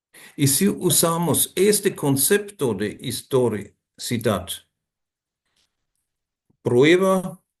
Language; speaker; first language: Spanish; non-native, fluent; German